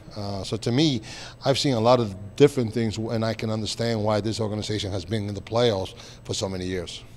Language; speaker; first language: English; native; English